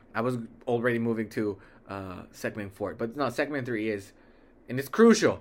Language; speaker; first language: English; early bilingual, other home language; Spanish